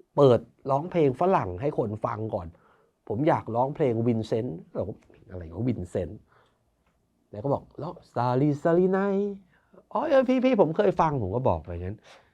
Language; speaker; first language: Thai; native; Thai